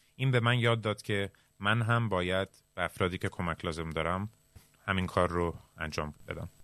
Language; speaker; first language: Persian; early bilingual, heritage; Persian